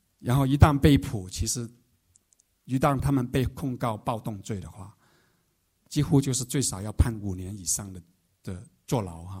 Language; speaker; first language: Chinese; non-native, local second language; Cantonese